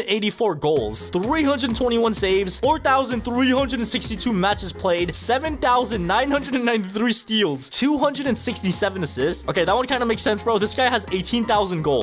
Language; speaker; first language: English; native; English